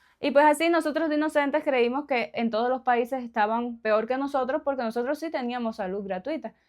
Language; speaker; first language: Spanish; native; Spanish